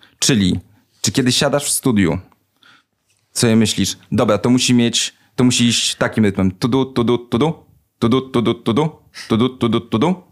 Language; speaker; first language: Polish; native; Polish